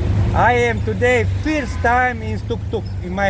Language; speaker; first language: English; non-native, learner; Slovenian